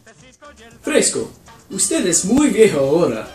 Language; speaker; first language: Spanish; non-native, learner; English